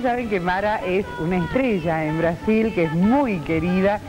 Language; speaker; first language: Spanish; native; Spanish